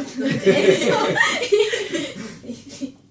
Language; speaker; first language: Spanish; non-native, learner; Japanese